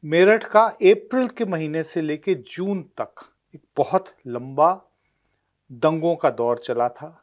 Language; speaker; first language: Hindi; native; Hindi